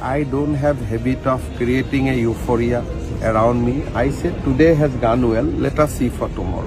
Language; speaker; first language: English; non-native, local second language; Assamese